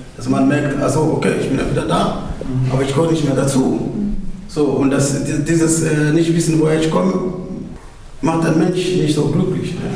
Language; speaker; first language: German; non-native, fluent; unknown